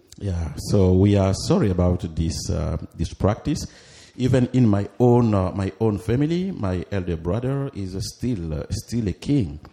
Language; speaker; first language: English; non-native, fluent; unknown